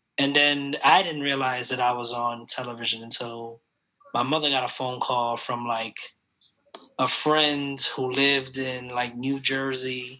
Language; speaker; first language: English; early bilingual, other home language; Spanish